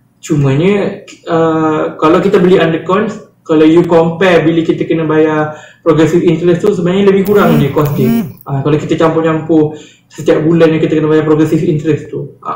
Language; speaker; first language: Malay; native; Malay